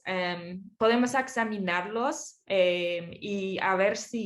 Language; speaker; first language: Spanish; non-native, fluent; English